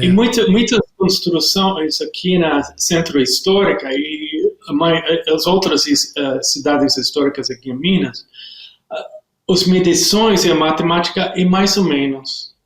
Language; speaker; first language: Portuguese; non-native, learner; English